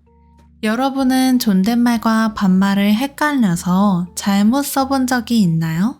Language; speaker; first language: Korean; native; Korean